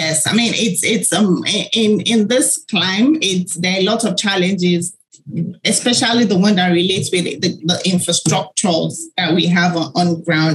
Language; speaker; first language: English; non-native, local second language; Yoruba